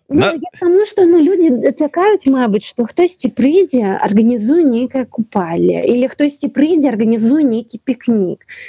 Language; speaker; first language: Belarusian; non-native, local second language; Russian